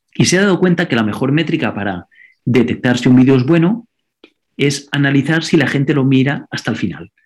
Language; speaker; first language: Spanish; non-native, local second language; Catalan